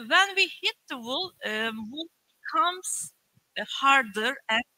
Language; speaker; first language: English; non-native, learner; Turkish